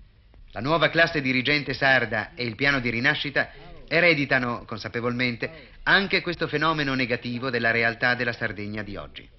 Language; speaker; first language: Italian; native; Italian